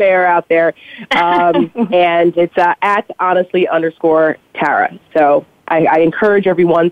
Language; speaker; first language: English; native; English